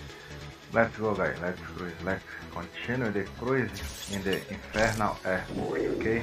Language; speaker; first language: English; non-native, learner; Portuguese